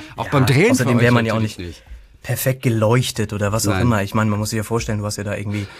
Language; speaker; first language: German; native; German